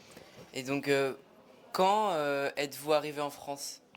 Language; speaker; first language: French; native; French